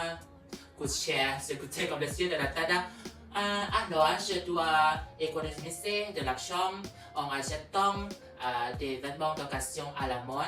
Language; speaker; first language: French; non-native, learner; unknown